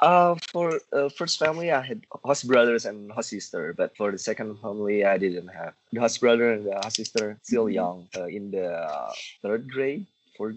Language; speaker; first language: English; non-native, learner; Indonesian